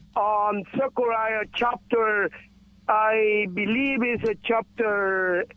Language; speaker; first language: English; non-native, learner; Spanish